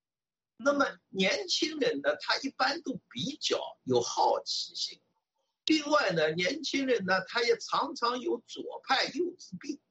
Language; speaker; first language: Chinese; native; Chinese